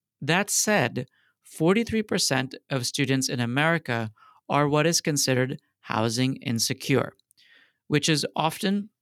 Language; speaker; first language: English; native; English